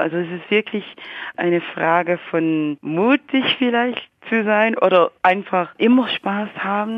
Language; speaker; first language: German; non-native, fluent; English